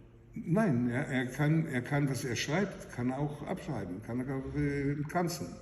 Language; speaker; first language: German; non-native, fluent; Hebrew